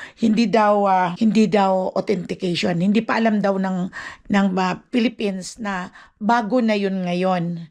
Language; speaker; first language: Filipino; native; Filipino